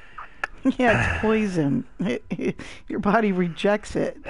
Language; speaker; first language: English; native; English